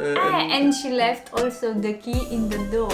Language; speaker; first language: English; non-native, learner; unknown